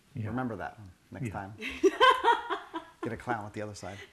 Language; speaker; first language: English; native; English